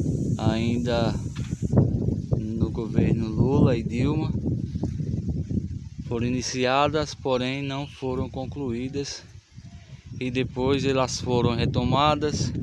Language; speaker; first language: Portuguese; native; Portuguese